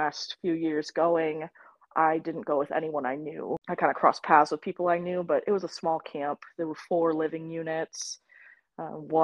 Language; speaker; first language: English; native; English